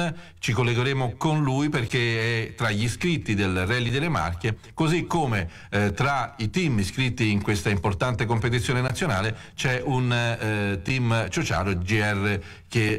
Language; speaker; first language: Italian; native; Italian